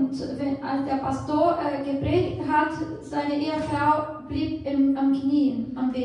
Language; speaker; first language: German; non-native, fluent; Portuguese